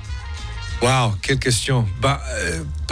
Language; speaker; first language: French; non-native, fluent; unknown